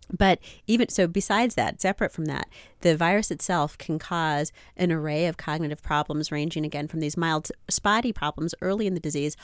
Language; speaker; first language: English; native; English